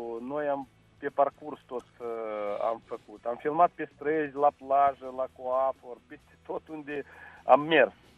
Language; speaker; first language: Romanian; non-native, local second language; Russian